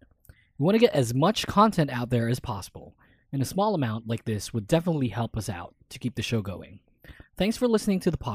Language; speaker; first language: English; non-native, local second language; Filipino